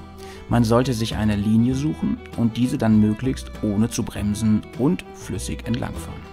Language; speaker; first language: German; native; German